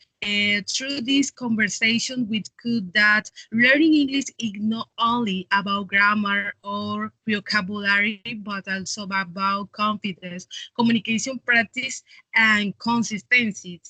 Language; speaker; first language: English; non-native, learner; Spanish